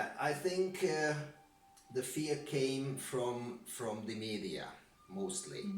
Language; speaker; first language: English; non-native, learner; Hungarian